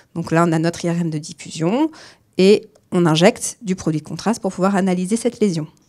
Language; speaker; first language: French; native; French